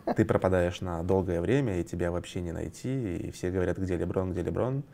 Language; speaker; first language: Russian; native; Russian